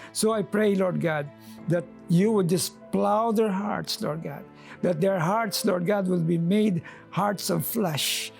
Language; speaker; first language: English; non-native, local second language; Filipino